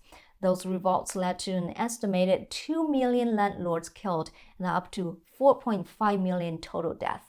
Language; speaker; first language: English; non-native, fluent; Chinese